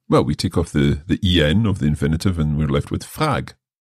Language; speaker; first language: English; native; English